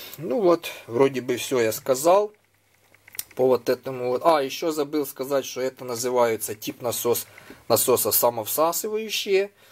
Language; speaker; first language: Russian; non-native, local second language; Ukrainian